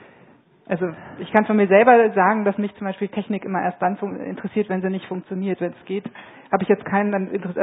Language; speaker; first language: German; native; German